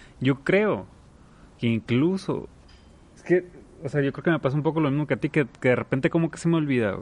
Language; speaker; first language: Spanish; native; Spanish